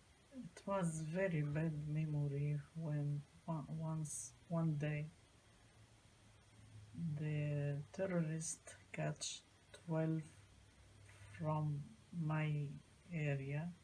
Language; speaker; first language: English; non-native, learner; Arabic